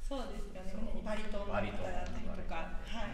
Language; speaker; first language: Japanese; native; Japanese